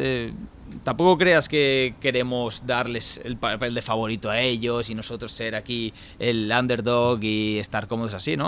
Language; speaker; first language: Spanish; native; Spanish